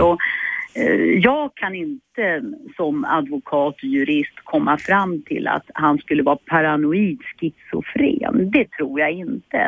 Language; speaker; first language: Swedish; native; Swedish